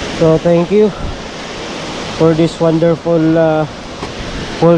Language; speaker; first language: English; non-native, local second language; Cebuano